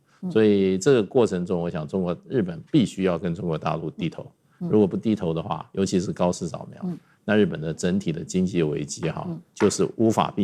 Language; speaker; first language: Chinese; native; Chinese